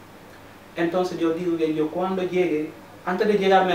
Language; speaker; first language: Spanish; non-native, learner; Wolof